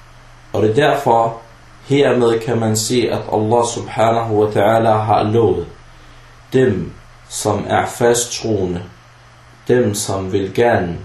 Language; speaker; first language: Danish; early bilingual, other home language; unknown